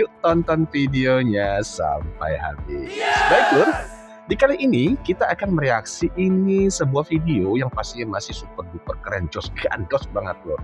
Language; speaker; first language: Indonesian; native; Indonesian